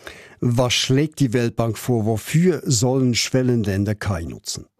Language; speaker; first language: German; native; German